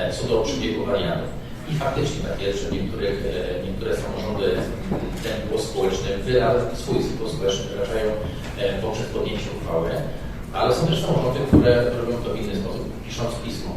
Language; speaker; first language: Polish; native; Polish